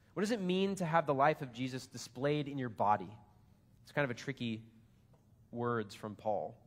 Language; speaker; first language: English; native; English